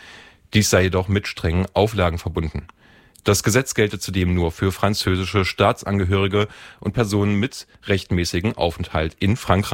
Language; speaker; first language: German; native; German